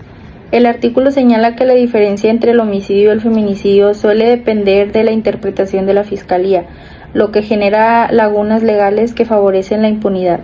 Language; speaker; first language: Spanish; native; Spanish